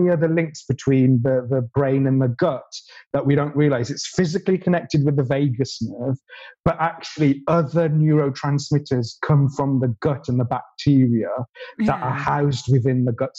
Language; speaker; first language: English; native; English